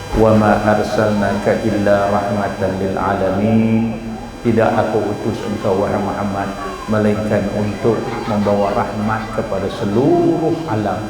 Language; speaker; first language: Malay; native; Malay